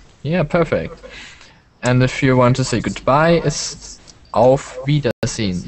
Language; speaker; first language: English; non-native, learner; German